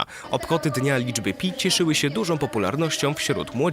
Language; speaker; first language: Polish; native; Polish